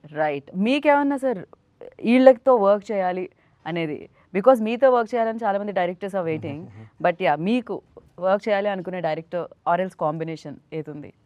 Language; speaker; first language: Telugu; native; Telugu